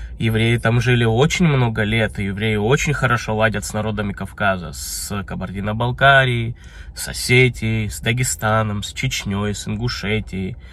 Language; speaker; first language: Russian; early bilingual, heritage; Russian